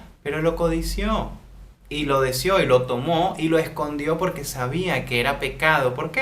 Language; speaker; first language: Spanish; native; Spanish